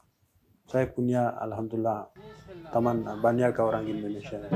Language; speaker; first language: Indonesian; non-native, learner; Persian